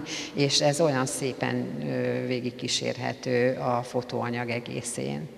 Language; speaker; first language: Hungarian; native; Hungarian